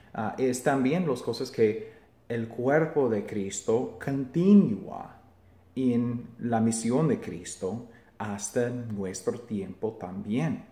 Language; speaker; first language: Spanish; non-native, fluent; English